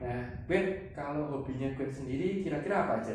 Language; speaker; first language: Indonesian; native; Indonesian